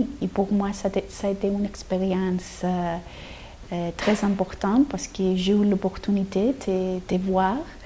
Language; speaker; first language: French; non-native, fluent; Greek